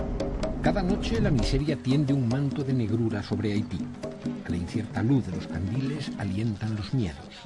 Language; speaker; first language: Spanish; native; Spanish